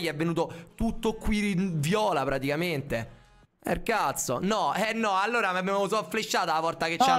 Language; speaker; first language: Italian; native; Italian